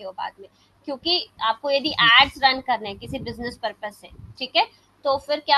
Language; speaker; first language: Hindi; native; Hindi